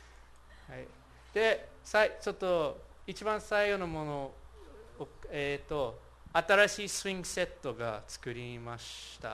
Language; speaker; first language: Japanese; non-native, fluent; English